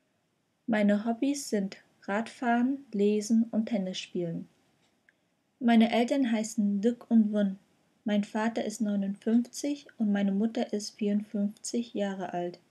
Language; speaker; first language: German; non-native, fluent; Vietnamese